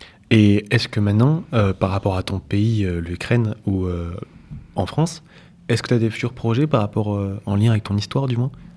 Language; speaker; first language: French; native; French